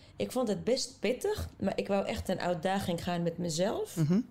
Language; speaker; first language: Dutch; non-native, fluent; Arabic